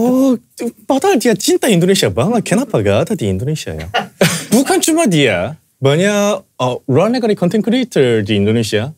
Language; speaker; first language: Indonesian; non-native, fluent; Korean